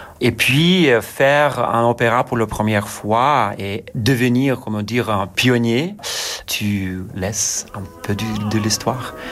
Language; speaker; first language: French; non-native, learner; Lithuanian